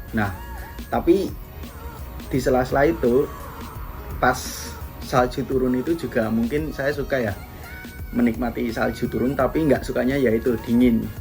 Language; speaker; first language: Indonesian; non-native, local second language; Javanese